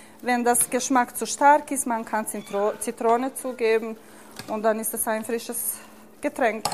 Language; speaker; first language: German; non-native, fluent; Serbian